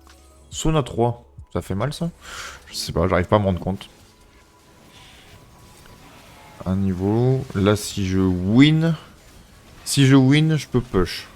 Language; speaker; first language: French; native; French